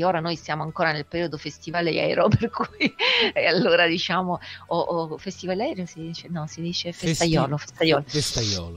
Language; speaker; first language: Italian; native; Italian